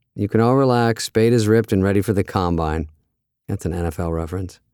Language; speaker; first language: English; native; English